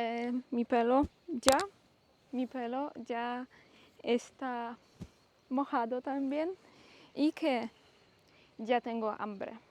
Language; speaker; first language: Spanish; non-native, learner; Polish